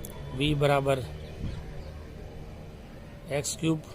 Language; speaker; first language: Hindi; native; Hindi